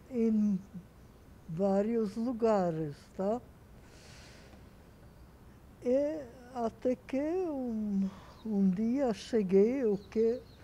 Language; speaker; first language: Portuguese; non-native, fluent; Hungarian